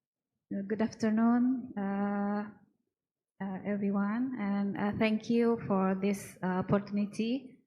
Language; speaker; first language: English; non-native, learner; Indonesian